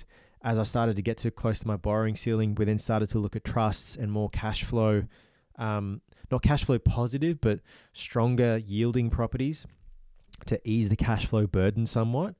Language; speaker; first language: English; native; English